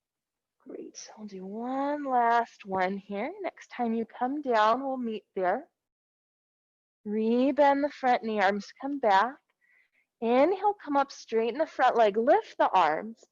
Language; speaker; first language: English; native; English